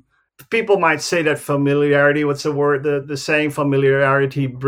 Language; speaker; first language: English; native; English